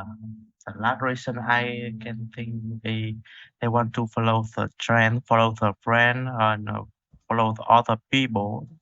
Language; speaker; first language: English; non-native, learner; Vietnamese